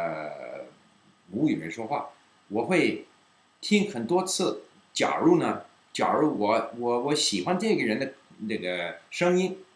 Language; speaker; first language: Chinese; non-native, fluent; English